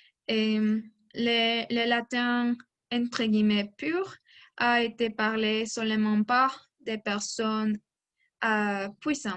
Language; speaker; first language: French; non-native, learner; Spanish